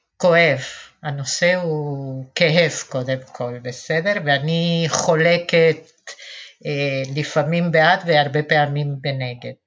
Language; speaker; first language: Hebrew; non-native, fluent; Spanish